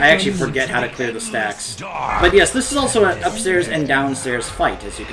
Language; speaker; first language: English; native; English